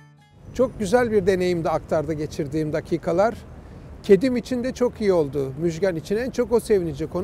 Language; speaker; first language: Turkish; native; Turkish